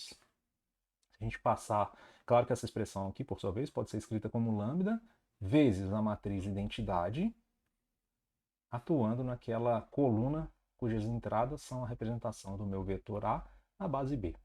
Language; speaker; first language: Portuguese; native; Portuguese